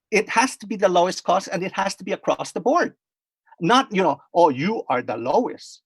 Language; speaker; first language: English; non-native, fluent; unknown